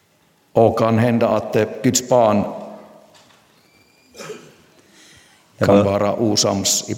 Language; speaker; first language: Swedish; non-native, local second language; Finnish